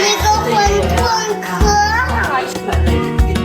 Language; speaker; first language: Chinese; early bilingual, heritage; Chinese